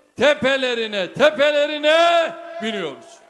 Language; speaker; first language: Turkish; native; Turkish